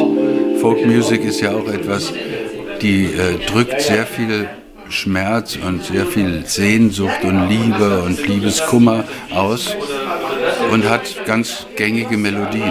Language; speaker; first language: German; native; German